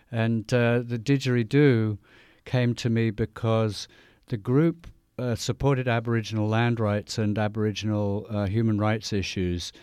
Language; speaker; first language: English; native; English